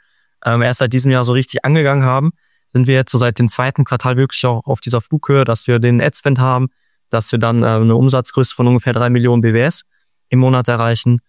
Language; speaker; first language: German; native; German